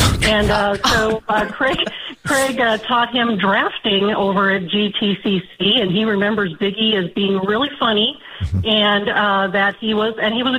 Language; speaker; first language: English; native; English